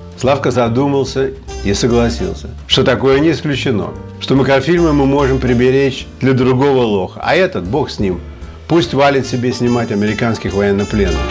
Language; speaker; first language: Russian; native; Russian